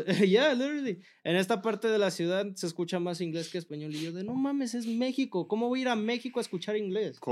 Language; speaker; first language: Spanish; early bilingual, heritage; Spanish